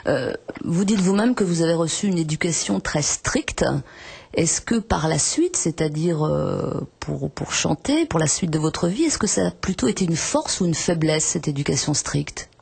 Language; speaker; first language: French; native; French